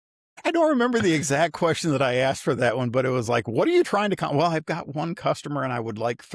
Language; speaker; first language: English; native; English